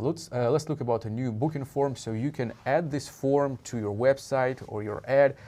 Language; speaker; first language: English; non-native, fluent; Russian